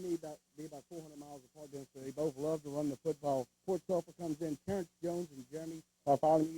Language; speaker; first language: English; native; English